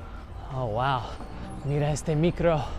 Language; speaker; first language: Spanish; non-native, learner; English